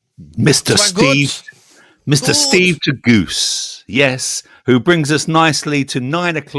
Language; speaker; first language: English; native; English